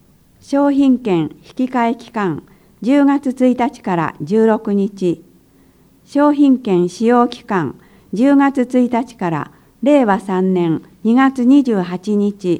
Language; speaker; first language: Japanese; native; Japanese